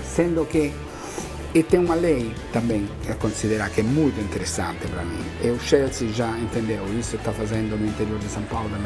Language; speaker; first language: Portuguese; non-native, fluent; Italian